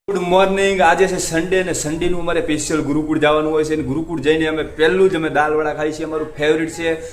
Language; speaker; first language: Gujarati; native; Gujarati